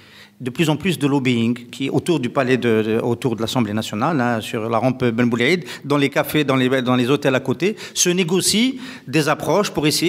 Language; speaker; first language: French; non-native, local second language; Arabic